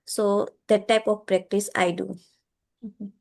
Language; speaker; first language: English; non-native, learner; Gujarati